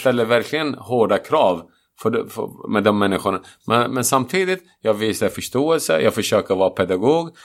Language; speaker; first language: Swedish; non-native, fluent; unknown